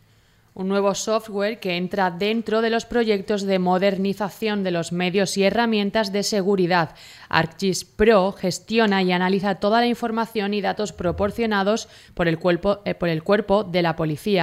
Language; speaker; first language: Spanish; native; Spanish